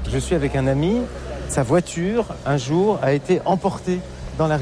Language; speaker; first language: French; native; French